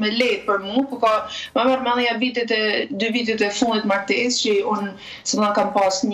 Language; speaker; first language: Albanian; native; Albanian